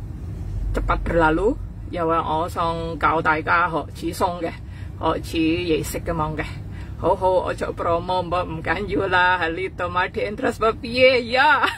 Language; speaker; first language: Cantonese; non-native, fluent; Indonesian